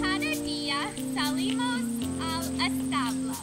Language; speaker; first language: Spanish; non-native, learner; English